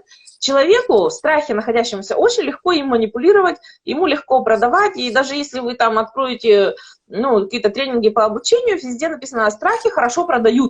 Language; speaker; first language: Russian; native; Russian